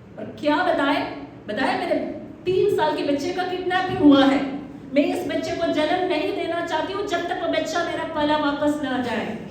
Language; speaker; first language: Hindi; non-native, local second language; Malayalam